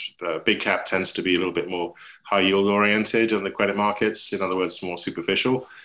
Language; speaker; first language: English; native; English